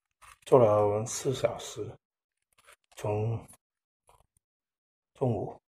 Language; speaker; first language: Chinese; non-native, local second language; Cantonese